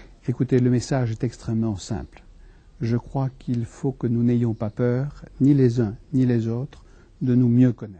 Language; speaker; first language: French; native; French